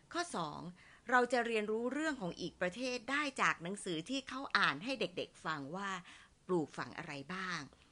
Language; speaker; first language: Thai; native; Thai